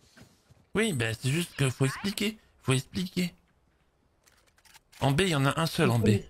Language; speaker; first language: French; native; French